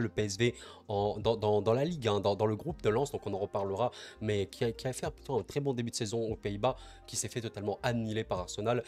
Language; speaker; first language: French; native; French